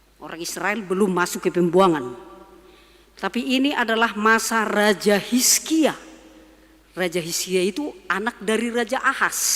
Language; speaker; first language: Indonesian; non-native, local second language; Batak Toba